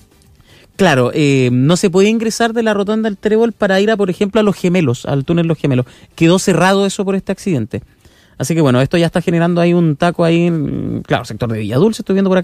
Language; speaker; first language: Spanish; native; Spanish